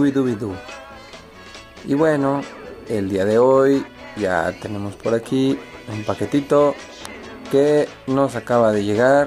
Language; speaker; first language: Spanish; native; Spanish